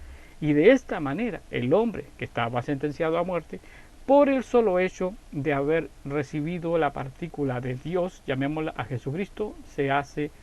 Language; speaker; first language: Spanish; native; Spanish